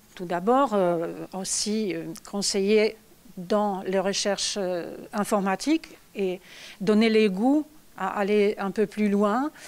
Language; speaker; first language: French; non-native, fluent; Polish